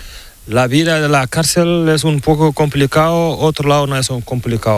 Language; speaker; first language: Spanish; non-native, learner; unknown